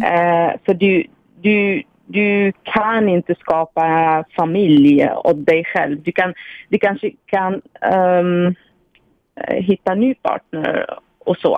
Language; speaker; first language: Swedish; non-native, fluent; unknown